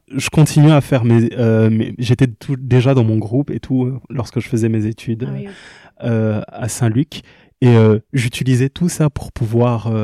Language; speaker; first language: French; non-native, local second language; Lingala